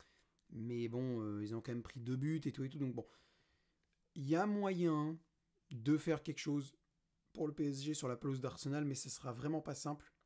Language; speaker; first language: French; native; French